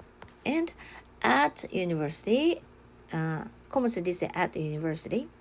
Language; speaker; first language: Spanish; non-native, learner; Japanese